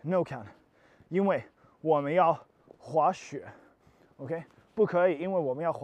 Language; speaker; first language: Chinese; non-native, learner; English